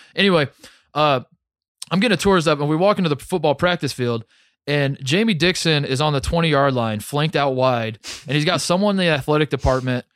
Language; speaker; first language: English; native; English